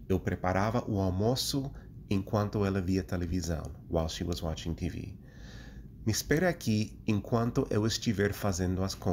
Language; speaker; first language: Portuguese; non-native, fluent; English